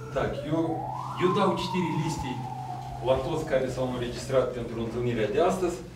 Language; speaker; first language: Romanian; non-native, local second language; Russian